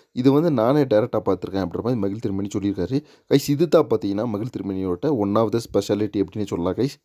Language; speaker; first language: Tamil; native; Tamil